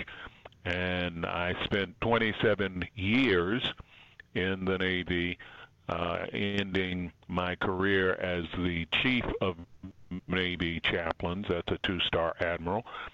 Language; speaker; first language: English; native; English